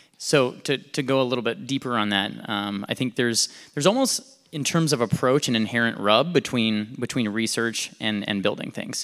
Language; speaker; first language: English; native; English